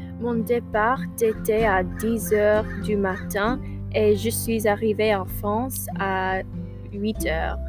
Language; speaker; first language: French; non-native, learner; English